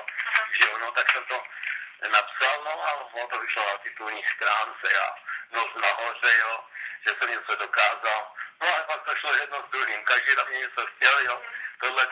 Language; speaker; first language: Czech; non-native, local second language; Romany